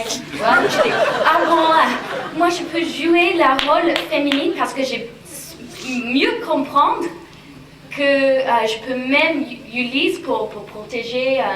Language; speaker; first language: French; non-native, fluent; English